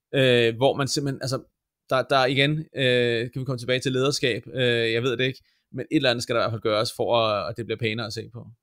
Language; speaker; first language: Danish; native; Danish